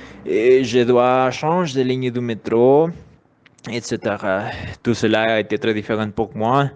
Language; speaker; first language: French; non-native, learner; Spanish